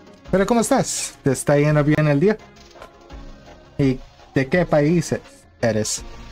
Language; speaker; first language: Spanish; non-native, learner; English